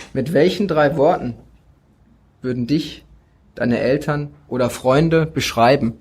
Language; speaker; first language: German; native; German